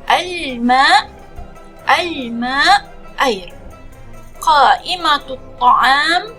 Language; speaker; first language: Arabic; non-native, fluent; Malay